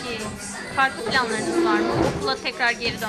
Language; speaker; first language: Turkish; native; Turkish